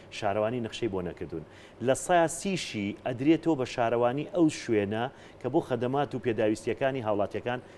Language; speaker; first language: Central Kurdish; native; Central Kurdish